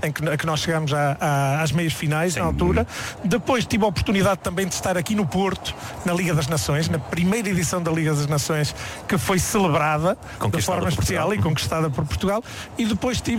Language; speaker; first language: Portuguese; native; Portuguese